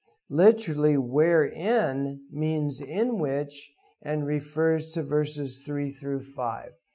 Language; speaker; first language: English; native; English